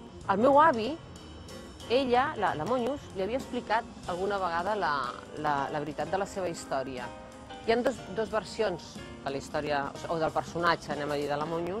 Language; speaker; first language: Catalan; native; Catalan